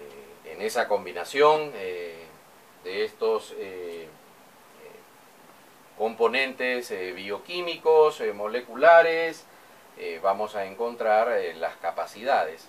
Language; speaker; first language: Spanish; native; Spanish